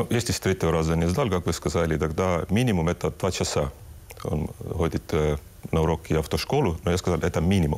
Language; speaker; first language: Russian; non-native, local second language; Estonian